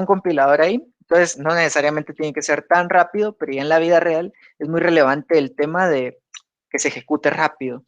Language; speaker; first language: Spanish; native; Spanish